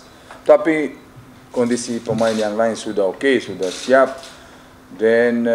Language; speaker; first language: Indonesian; non-native, fluent; English